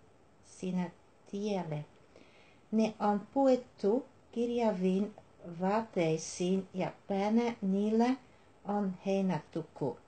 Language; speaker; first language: Finnish; non-native, learner; Dutch